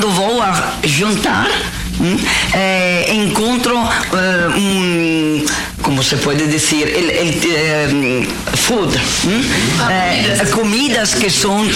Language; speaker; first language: Portuguese; non-native, learner; Italian